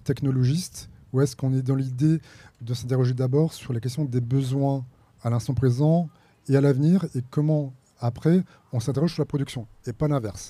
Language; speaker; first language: French; native; French